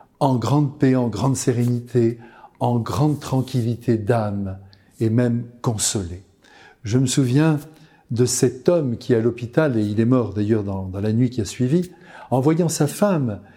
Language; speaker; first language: French; native; French